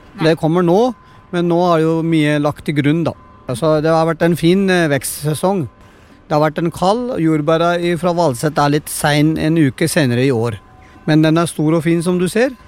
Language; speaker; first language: Norwegian; non-native, fluent; Punjabi